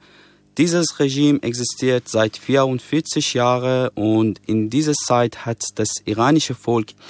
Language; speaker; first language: German; non-native, fluent; Persian